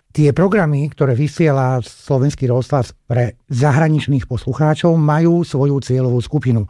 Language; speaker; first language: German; non-native, fluent; Hungarian